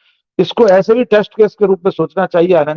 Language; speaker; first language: Hindi; native; Hindi